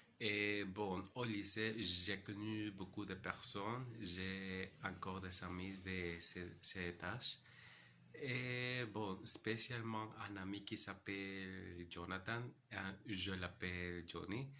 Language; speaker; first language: French; non-native, learner; Spanish